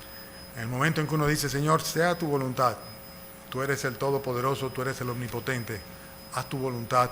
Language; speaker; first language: Spanish; native; Spanish